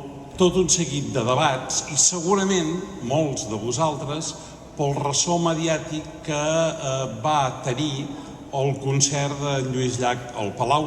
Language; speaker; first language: Catalan; native; Catalan